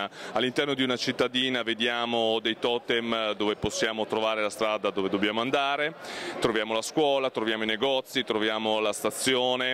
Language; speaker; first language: Italian; native; Italian